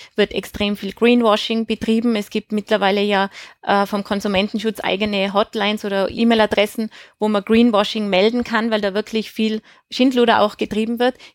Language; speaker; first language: German; native; German